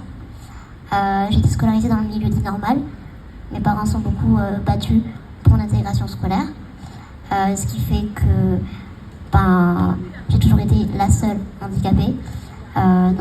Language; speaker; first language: French; native; French